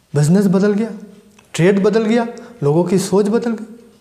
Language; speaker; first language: Hindi; non-native, local second language; Bangla